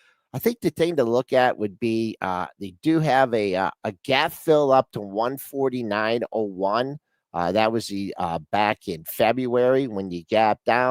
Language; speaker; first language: English; native; English